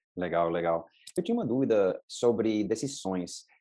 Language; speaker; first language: Portuguese; native; Portuguese